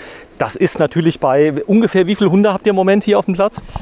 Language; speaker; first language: German; native; German